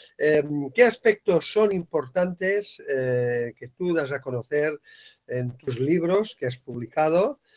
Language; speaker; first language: Spanish; non-native, local second language; Catalan